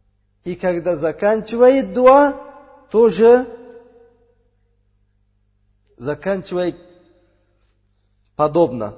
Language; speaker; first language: Russian; non-native, learner; Uzbek